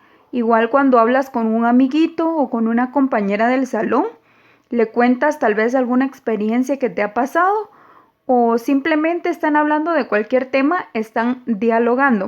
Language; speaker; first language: Spanish; native; Spanish